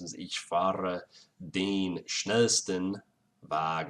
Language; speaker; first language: German; non-native, fluent; English